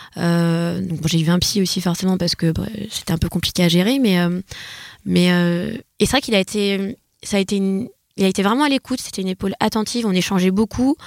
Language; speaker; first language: French; native; French